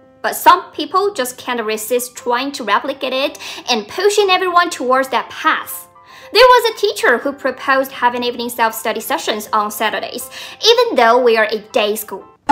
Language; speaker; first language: English; non-native, fluent; Chinese